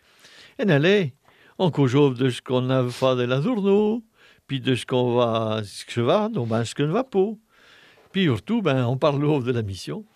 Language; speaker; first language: French; native; French